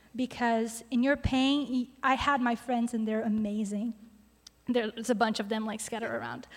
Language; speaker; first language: English; non-native, fluent; Portuguese